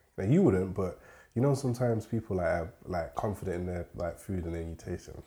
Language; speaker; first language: English; native; English